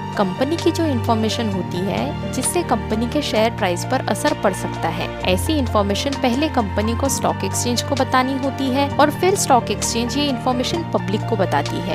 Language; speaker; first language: Hindi; native; Hindi